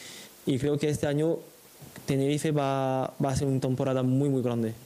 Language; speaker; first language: Spanish; non-native, fluent; French